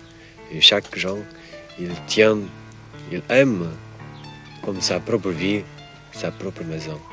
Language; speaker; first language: French; non-native, fluent; Romanian